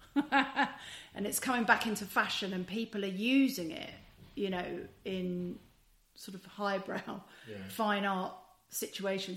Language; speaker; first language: English; native; English